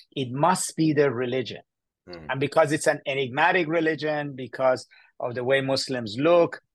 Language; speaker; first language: English; early bilingual, other home language; Persian